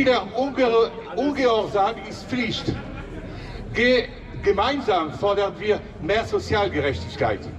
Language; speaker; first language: German; non-native, learner; French